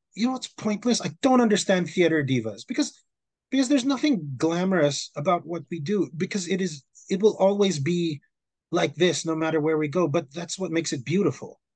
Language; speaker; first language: English; non-native, local second language; Filipino